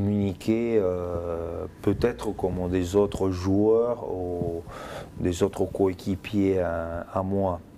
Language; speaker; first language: French; non-native, fluent; Spanish